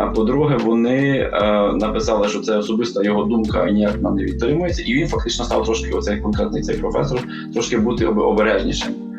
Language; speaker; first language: Ukrainian; native; Ukrainian